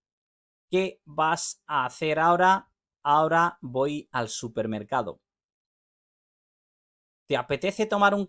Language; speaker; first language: Spanish; non-native, fluent; Urdu